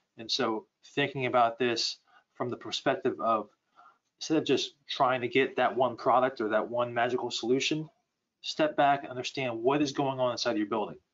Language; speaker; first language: English; native; English